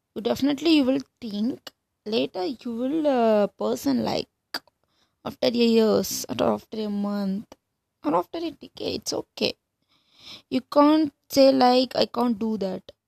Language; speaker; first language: English; non-native, local second language; Tamil